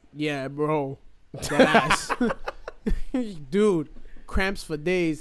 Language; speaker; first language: English; native; English